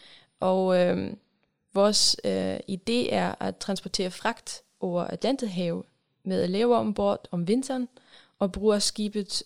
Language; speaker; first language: Danish; non-native, fluent; German